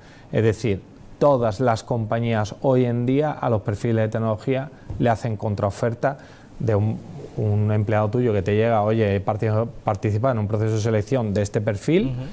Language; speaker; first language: Spanish; native; Spanish